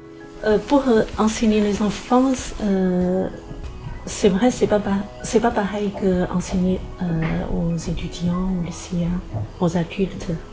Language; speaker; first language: French; non-native, fluent; Chinese